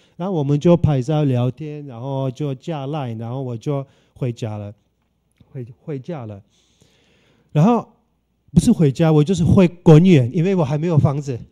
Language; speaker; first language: Chinese; non-native, fluent; Turkish